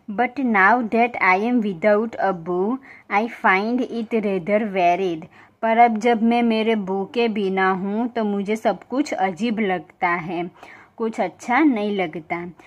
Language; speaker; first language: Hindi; non-native, local second language; Gujarati